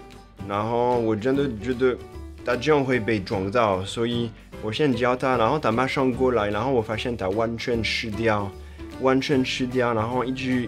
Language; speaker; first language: Chinese; non-native, fluent; French